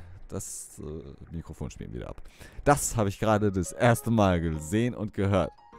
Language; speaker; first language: German; native; German